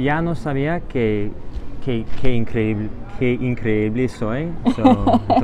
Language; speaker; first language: Spanish; non-native, fluent; English